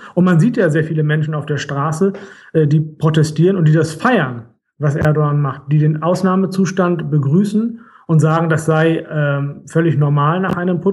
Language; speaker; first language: German; native; German